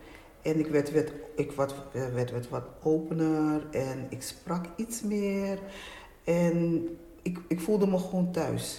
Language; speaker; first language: Dutch; native; Dutch